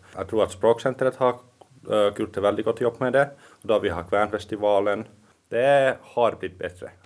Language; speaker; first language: Norwegian; non-native, fluent; Finnish